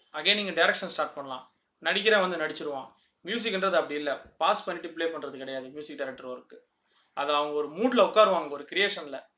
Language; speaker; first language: Tamil; native; Tamil